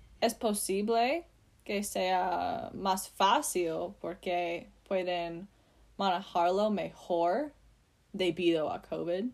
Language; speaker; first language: Spanish; non-native, learner; English